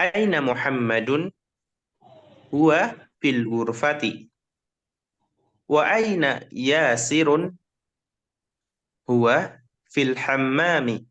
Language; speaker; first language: Arabic; non-native, fluent; Indonesian